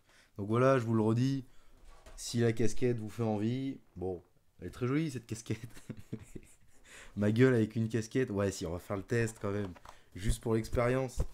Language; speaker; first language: French; native; French